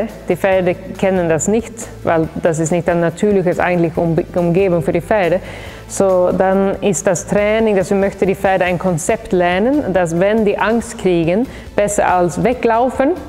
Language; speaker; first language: German; non-native, fluent; Swedish